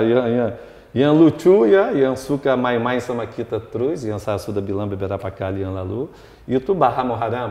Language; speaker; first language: Indonesian; non-native, fluent; Portuguese